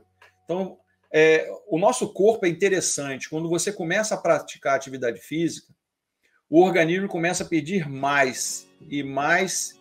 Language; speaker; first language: Portuguese; native; Portuguese